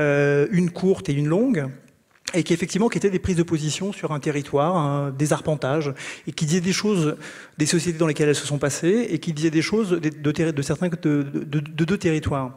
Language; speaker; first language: French; native; French